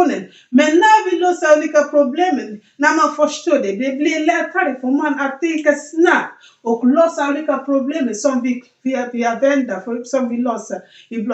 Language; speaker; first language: Swedish; non-native, learner; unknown